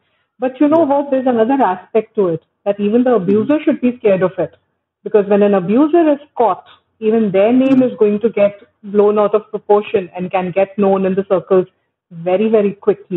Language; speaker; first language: English; non-native, local second language; Hindi